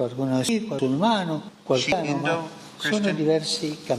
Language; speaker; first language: Italian; early bilingual, heritage; Spanish